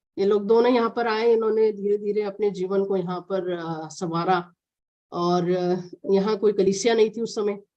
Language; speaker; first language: Hindi; non-native, local second language; Malayalam